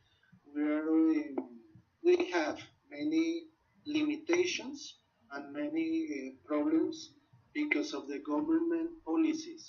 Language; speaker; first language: English; non-native, learner; Spanish